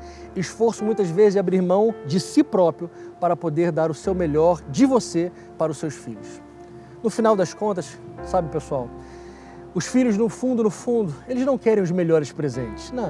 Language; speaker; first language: Portuguese; native; Portuguese